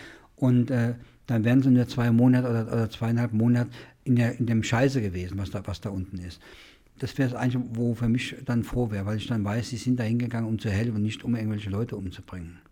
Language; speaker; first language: German; native; German